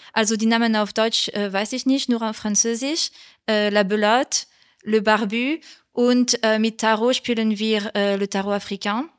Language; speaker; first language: German; non-native, learner; French